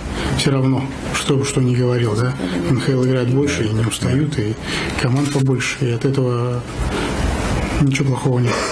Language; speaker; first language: Russian; native; Russian